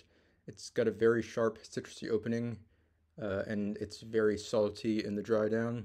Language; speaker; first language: English; native; English